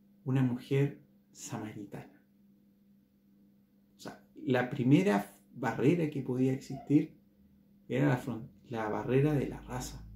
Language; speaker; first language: Spanish; native; Spanish